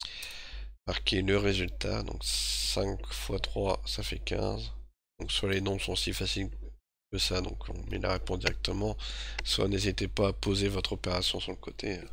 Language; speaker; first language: French; native; French